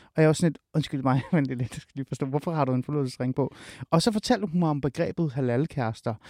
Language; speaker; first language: Danish; early bilingual, other home language; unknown